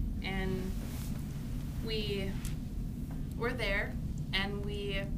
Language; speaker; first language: English; native; English